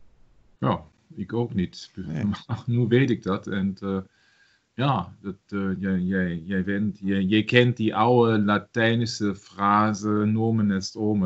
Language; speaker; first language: Dutch; non-native, learner; German